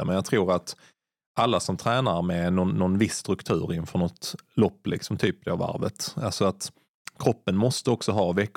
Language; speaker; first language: Swedish; native; Swedish